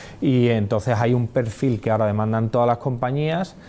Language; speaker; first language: Spanish; native; Spanish